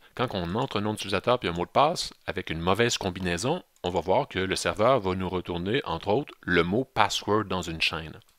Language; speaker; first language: French; native; French